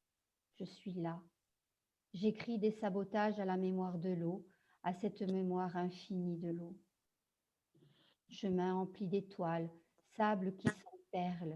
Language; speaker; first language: French; native; French